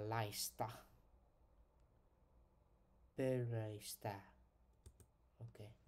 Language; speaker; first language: Finnish; non-native, learner; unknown